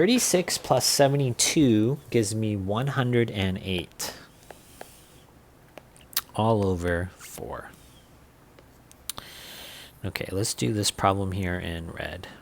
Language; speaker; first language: English; native; English